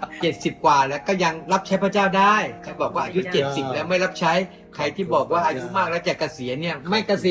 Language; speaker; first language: Thai; native; Thai